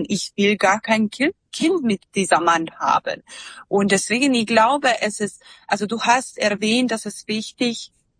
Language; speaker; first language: German; non-native, fluent; Serbian